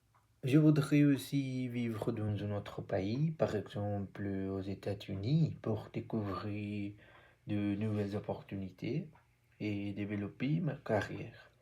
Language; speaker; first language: French; non-native, learner; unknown